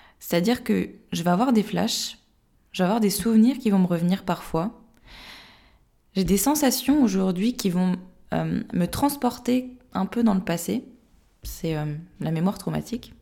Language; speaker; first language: French; native; French